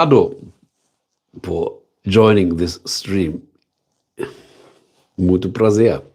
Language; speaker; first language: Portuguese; non-native, learner; German